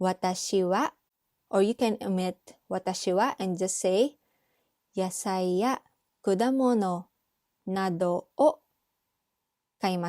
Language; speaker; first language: Japanese; non-native, learner; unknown